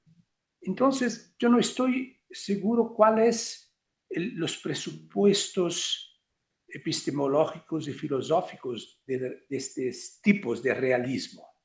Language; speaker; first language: Spanish; non-native, fluent; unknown